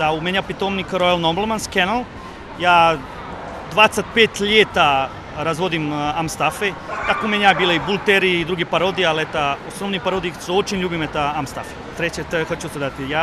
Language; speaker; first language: Russian; non-native, learner; Serbian